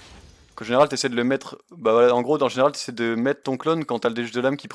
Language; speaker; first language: French; native; French